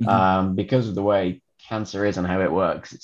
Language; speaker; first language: English; native; English